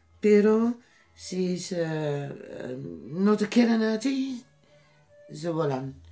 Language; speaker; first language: Spanish; non-native, learner; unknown